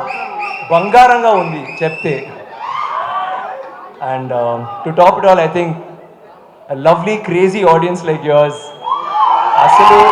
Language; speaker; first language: Telugu; non-native, local second language; Tamil